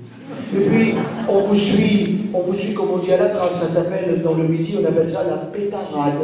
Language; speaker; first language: French; native; French